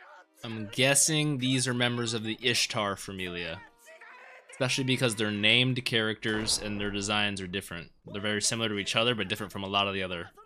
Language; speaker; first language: English; native; English